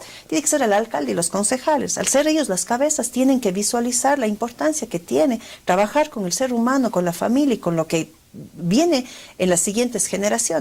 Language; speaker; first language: Spanish; native; Spanish